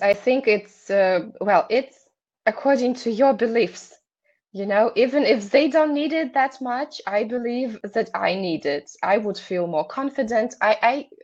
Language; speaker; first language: English; non-native, fluent; Russian